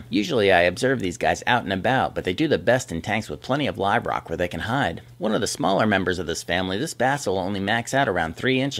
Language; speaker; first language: English; native; English